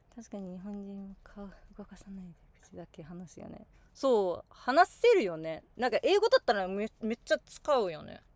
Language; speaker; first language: Japanese; non-native, fluent; English